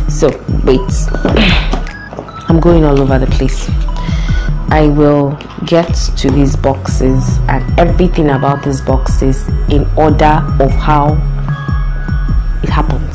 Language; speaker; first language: English; non-native, local second language; Yoruba